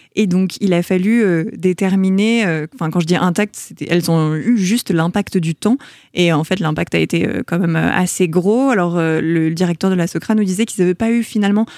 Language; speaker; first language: French; native; French